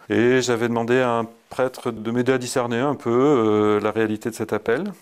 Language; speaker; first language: French; native; French